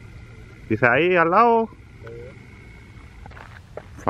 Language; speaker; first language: Spanish; native; Spanish